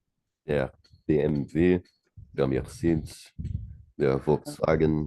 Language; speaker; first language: German; non-native, learner; Portuguese